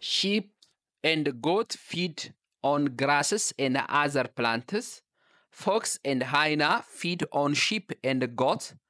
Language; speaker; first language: English; non-native, local second language; Amharic